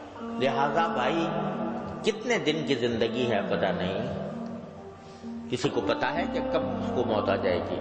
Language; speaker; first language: Urdu; native; Urdu